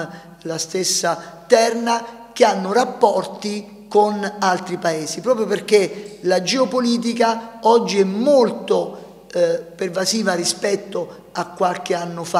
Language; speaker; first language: Italian; native; Italian